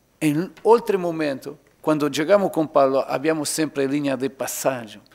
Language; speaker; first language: Italian; non-native, learner; Portuguese